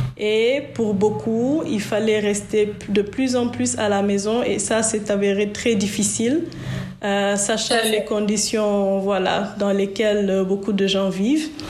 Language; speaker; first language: French; non-native, local second language; Wolof